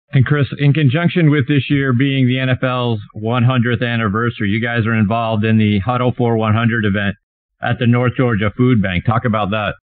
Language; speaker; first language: English; native; English